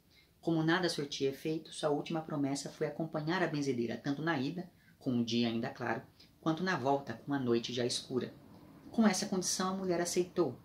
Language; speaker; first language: Portuguese; native; Portuguese